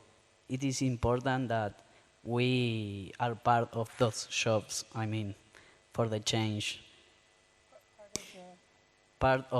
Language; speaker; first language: English; non-native, learner; Spanish